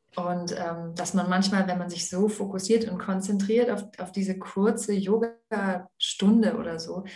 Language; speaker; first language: German; native; German